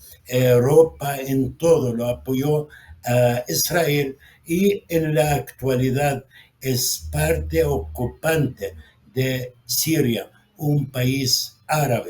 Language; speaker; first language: Spanish; non-native, fluent; Arabic